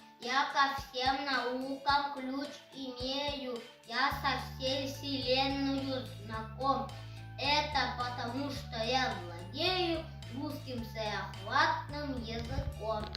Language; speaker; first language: Russian; non-native, local second language; Yakut